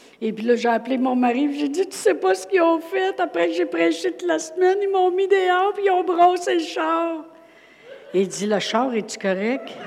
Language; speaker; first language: French; native; French